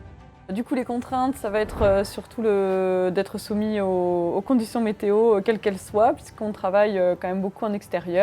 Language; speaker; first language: French; native; French